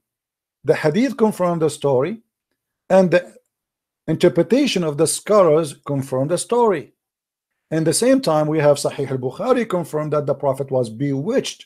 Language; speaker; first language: English; non-native, fluent; Arabic